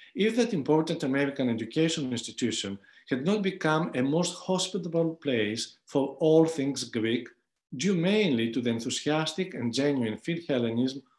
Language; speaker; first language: English; non-native, fluent; Greek